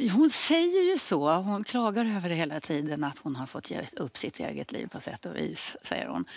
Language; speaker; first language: Swedish; native; Swedish